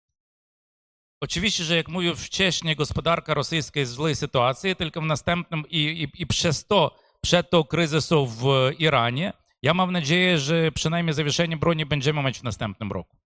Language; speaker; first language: Polish; non-native, fluent; Ukrainian